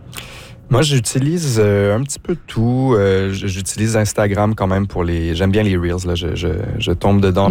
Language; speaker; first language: French; native; French